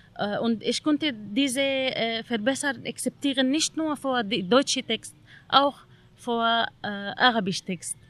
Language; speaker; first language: German; non-native, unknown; Arabic